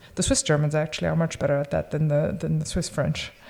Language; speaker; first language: English; early bilingual, other home language; French